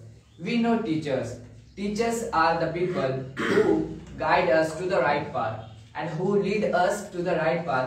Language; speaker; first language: English; non-native, learner; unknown